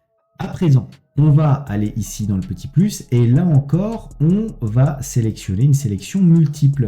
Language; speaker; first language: French; native; French